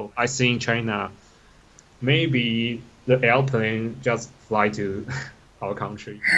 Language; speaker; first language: English; non-native, learner; Chinese